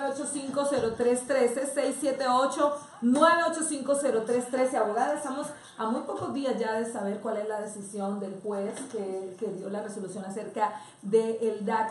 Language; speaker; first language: Spanish; native; Spanish